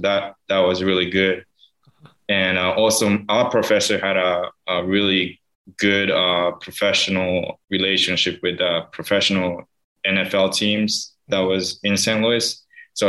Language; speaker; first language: English; non-native, fluent; Japanese